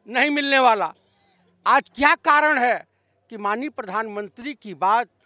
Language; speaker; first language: Hindi; native; Hindi